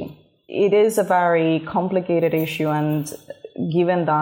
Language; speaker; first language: English; non-native, fluent; Russian